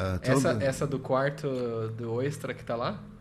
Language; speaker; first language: Portuguese; native; Portuguese